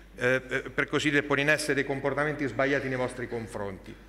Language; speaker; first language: Italian; native; Italian